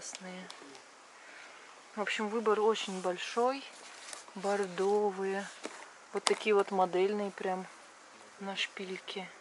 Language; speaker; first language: Russian; native; Russian